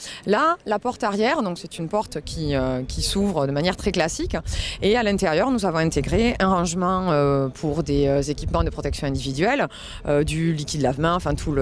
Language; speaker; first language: French; native; French